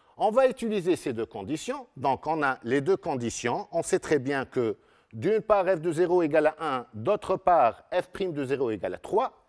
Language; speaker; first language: French; non-native, local second language; Arabic